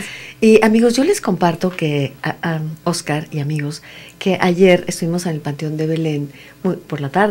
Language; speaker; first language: Spanish; native; Spanish